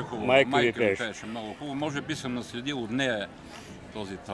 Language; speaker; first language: Bulgarian; native; Bulgarian